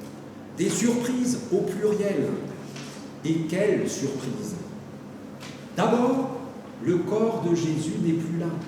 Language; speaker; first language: French; native; French